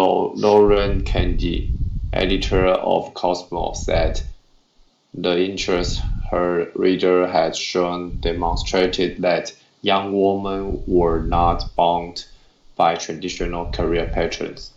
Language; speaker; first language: English; non-native, learner; Chinese